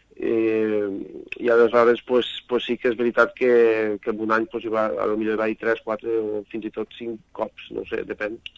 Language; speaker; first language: Catalan; native; Catalan